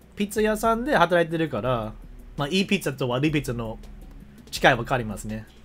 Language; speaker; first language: Japanese; non-native, fluent; English